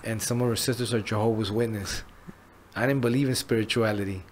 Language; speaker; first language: English; early bilingual, other home language; Spanish